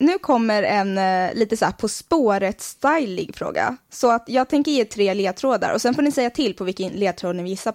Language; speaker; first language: Swedish; native; Swedish